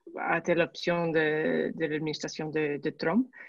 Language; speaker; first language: French; non-native, learner; English